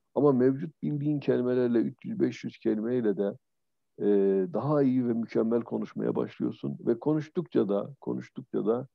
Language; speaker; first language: Turkish; native; Turkish